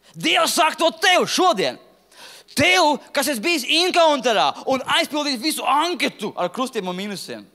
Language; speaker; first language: Latvian; native; Latvian